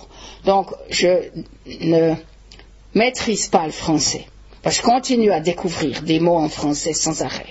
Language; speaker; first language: French; native; French